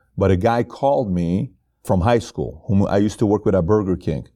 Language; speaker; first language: English; non-native, fluent; Persian